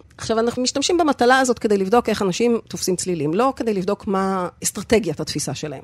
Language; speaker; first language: Hebrew; native; Hebrew